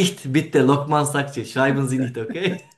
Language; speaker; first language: German; non-native, learner; Turkish